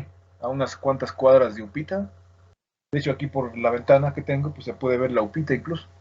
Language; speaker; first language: Spanish; native; Spanish